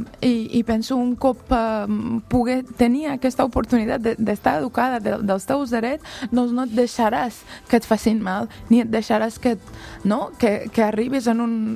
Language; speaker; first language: Catalan; non-native, fluent; Persian